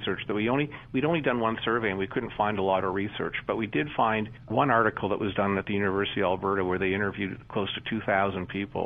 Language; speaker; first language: English; native; English